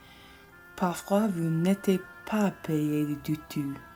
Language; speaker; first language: French; non-native, learner; English